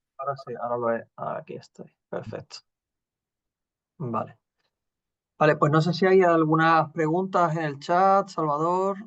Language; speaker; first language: Spanish; native; Spanish